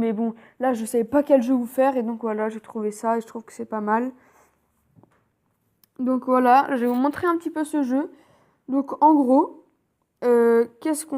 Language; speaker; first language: French; native; French